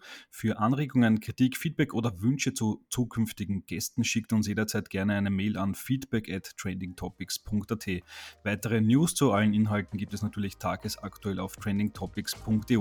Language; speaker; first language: German; native; German